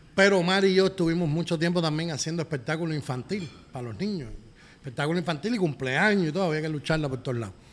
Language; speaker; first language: Spanish; native; Spanish